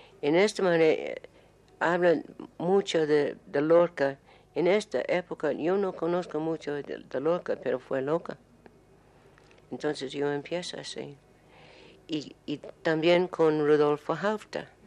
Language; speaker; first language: Spanish; non-native, learner; English